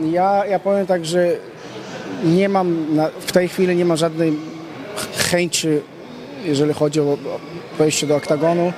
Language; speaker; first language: Polish; non-native, fluent; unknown